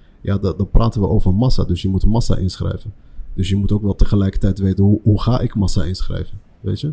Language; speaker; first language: Dutch; early bilingual, other home language; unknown